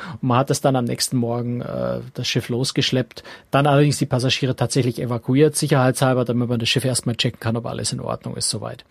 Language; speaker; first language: German; native; German